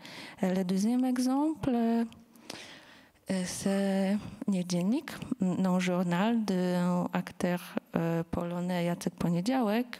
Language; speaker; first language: French; non-native, fluent; Polish